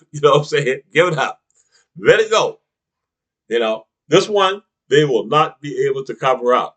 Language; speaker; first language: English; native; English